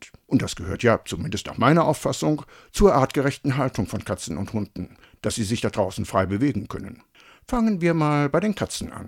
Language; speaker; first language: German; native; German